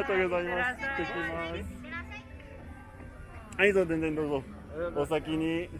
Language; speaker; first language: Japanese; non-native, fluent; French